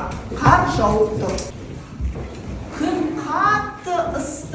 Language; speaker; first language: Kazakh; native; Kazakh